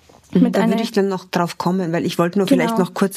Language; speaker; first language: German; native; German